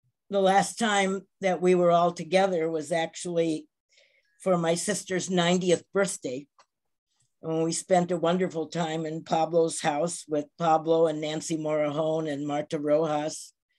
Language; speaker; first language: English; native; English